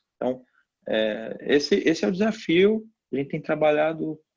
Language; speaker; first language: Portuguese; native; Portuguese